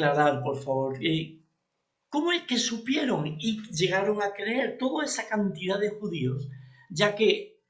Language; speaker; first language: Spanish; native; Spanish